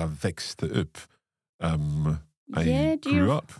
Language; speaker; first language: Swedish; non-native, learner; English